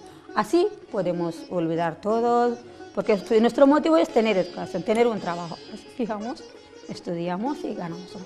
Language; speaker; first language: Spanish; non-native, learner; Telugu